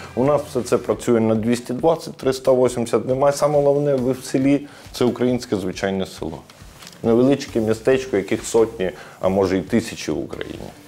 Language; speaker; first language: Ukrainian; native; Ukrainian